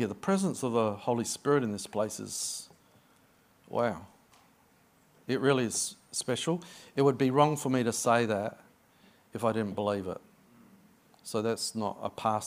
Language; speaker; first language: English; native; English